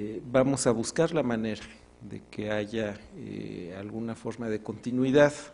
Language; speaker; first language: Spanish; native; Spanish